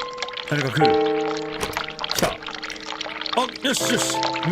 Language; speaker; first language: Japanese; native; Japanese